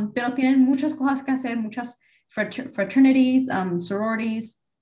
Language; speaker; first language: Spanish; early bilingual, heritage; Spanish